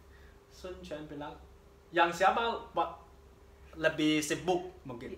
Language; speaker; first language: Indonesian; non-native, learner; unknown